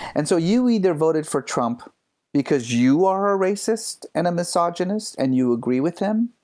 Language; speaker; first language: English; early bilingual, other home language; Persian